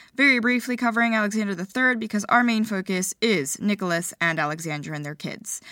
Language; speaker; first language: English; early bilingual, other home language; Ukrainian